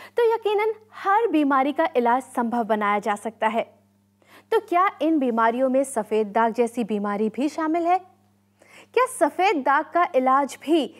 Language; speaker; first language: Hindi; native; Hindi